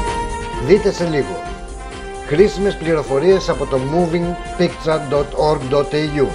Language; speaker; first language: Greek; native; Greek